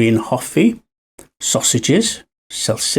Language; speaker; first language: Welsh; non-native, learner; English